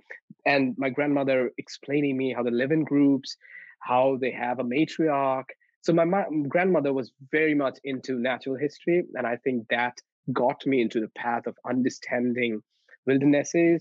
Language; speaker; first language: English; non-native, local second language; Bangla